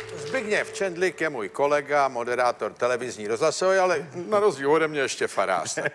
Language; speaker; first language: Czech; native; Czech